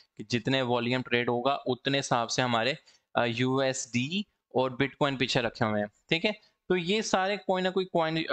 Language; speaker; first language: Hindi; native; Hindi